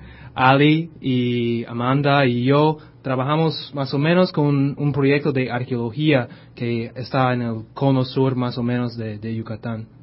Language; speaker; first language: Spanish; non-native, fluent; English